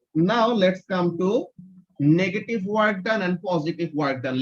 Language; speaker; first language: English; non-native, local second language; Bangla